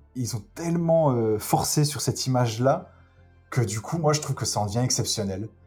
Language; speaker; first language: French; native; French